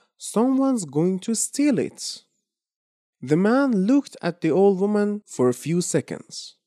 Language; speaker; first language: English; non-native, fluent; Persian